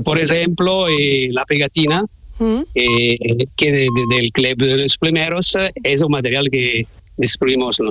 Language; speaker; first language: Spanish; non-native, learner; Italian